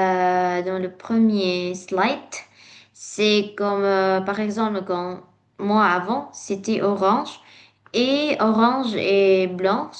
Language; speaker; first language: French; non-native, learner; Indonesian